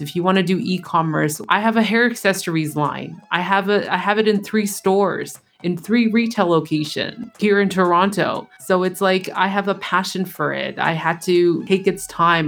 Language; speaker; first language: English; early bilingual, other home language; Spanish